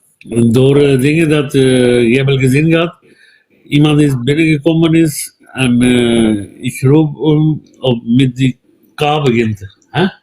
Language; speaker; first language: Dutch; non-native, fluent; Punjabi